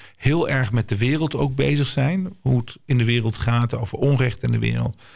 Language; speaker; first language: Dutch; early bilingual, other home language; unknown